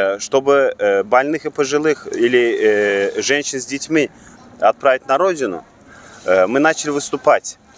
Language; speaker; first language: Russian; non-native, local second language; Turkmen